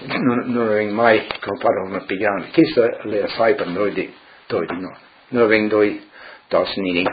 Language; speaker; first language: Italian; early bilingual, heritage; Friulian